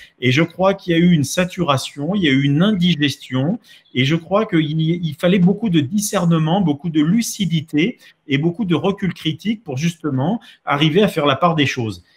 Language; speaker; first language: French; native; French